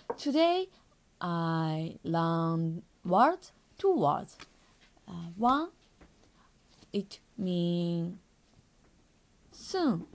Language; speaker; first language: English; non-native, learner; Japanese